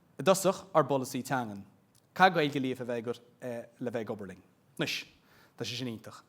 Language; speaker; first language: Irish; non-native, local second language; English